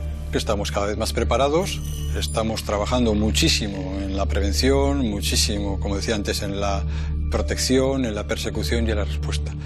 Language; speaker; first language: Spanish; native; Spanish